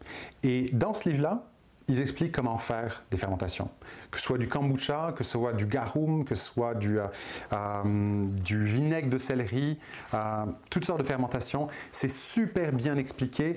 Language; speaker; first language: French; native; French